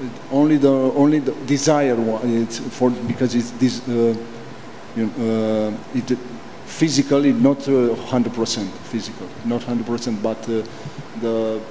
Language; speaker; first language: English; non-native, learner; Romanian